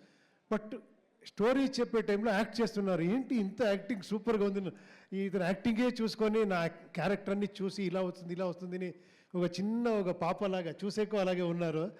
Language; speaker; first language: Telugu; non-native, local second language; Kannada